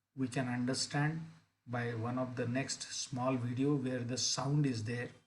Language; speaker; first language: English; non-native, local second language; Marathi